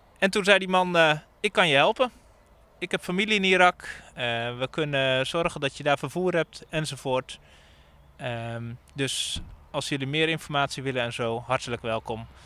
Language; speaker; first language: Dutch; native; Dutch